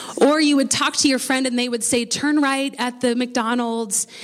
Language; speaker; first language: English; native; English